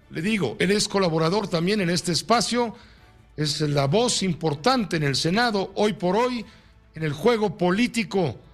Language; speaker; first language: Spanish; native; Spanish